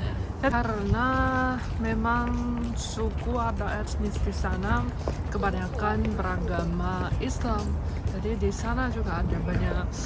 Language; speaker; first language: Indonesian; non-native, fluent; Chinese